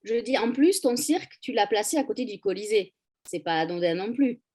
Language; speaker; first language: French; native; French